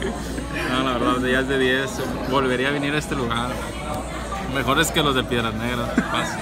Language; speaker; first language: Spanish; native; Spanish